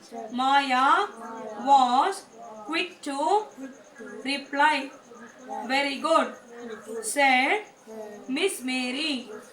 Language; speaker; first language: English; non-native, local second language; Tamil